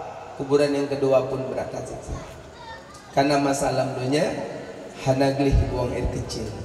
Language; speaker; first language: Indonesian; non-native, local second language; Achinese